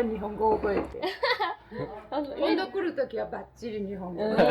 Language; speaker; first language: Japanese; native; Japanese